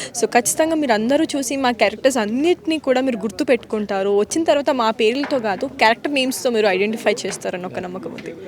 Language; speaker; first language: Telugu; native; Telugu